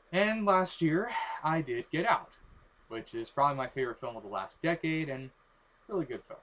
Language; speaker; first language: English; native; English